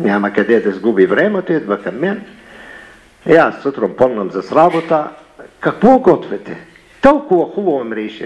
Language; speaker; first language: Bulgarian; non-native, learner; Arabic